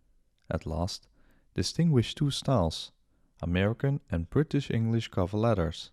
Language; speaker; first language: English; non-native, fluent; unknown